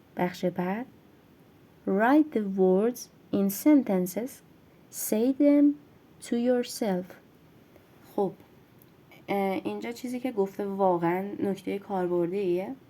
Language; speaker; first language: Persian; native; Persian